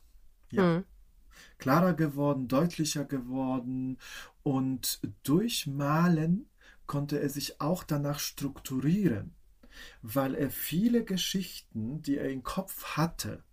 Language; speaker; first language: German; non-native, fluent; Polish